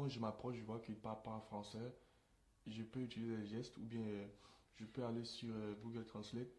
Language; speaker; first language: French; non-native, local second language; Sango